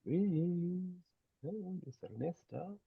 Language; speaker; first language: Spanish; native; Spanish